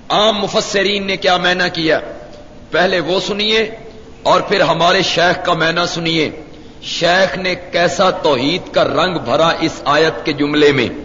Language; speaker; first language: Urdu; non-native, local second language; Punjabi